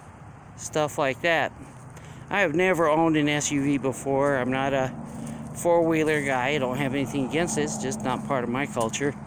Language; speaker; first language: English; native; English